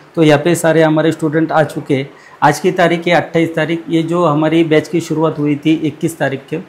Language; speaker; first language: Hindi; non-native, local second language; Marathi